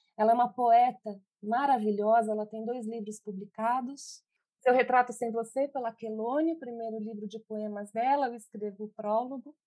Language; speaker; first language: Portuguese; early bilingual, other home language; Spanish